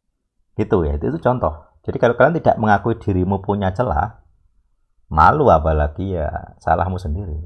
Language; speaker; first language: Indonesian; native; Indonesian